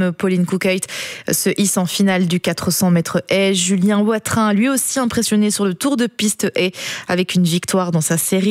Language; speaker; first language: French; native; French